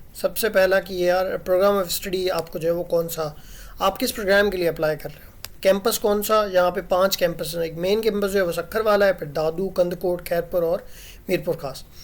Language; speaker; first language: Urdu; non-native, local second language; Sindhi